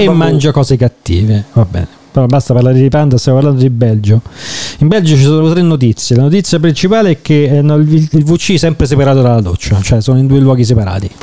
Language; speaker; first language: Italian; native; Italian